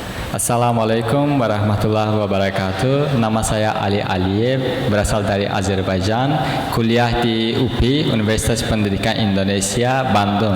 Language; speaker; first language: Indonesian; non-native, learner; Azerbaijani